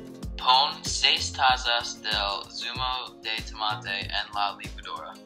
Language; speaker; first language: Spanish; non-native, learner; English